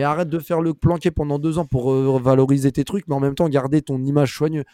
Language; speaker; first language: French; native; French